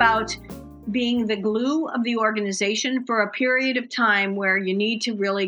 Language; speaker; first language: English; native; English